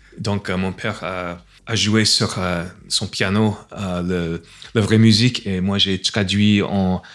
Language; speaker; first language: French; non-native, fluent; English